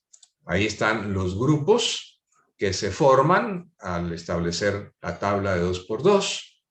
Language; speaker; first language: Spanish; native; Spanish